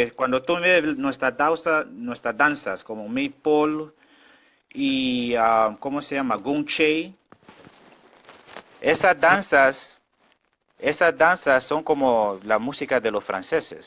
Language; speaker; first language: Spanish; non-native, local second language; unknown